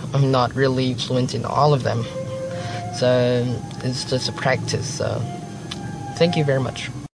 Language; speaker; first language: English; non-native, local second language; Filipino